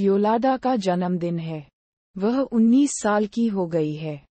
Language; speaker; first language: Hindi; native; Hindi